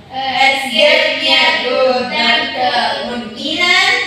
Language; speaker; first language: German; non-native, learner; Indonesian